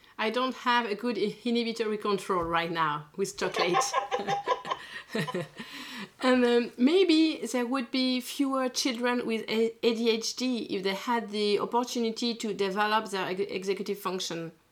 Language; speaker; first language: English; non-native, learner; French